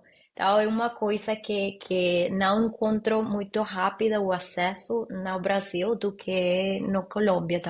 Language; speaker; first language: Portuguese; non-native, learner; Spanish